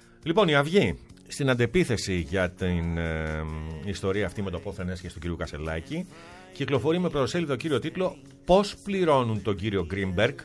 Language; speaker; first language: Greek; native; Greek